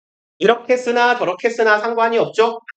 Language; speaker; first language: Korean; native; Korean